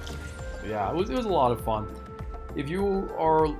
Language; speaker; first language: English; native; English